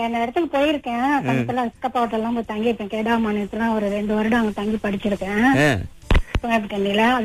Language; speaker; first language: Tamil; early bilingual, heritage; Tamil